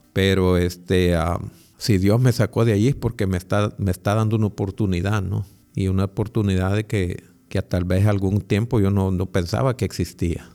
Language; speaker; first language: Spanish; native; Spanish